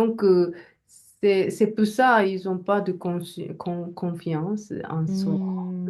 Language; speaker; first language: French; non-native, learner; Japanese